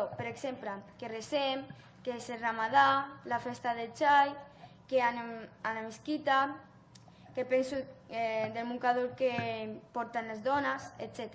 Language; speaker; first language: Catalan; early bilingual, other home language; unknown